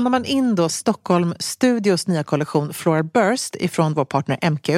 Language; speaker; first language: Swedish; native; Swedish